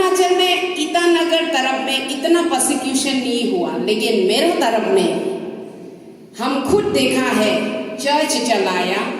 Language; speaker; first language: Hindi; non-native, local second language; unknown